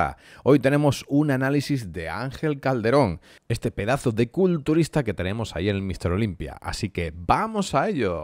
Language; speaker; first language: Spanish; native; Spanish